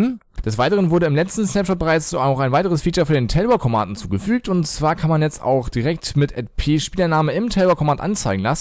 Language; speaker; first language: German; native; German